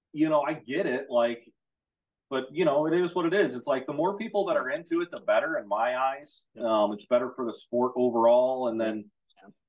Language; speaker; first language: English; native; English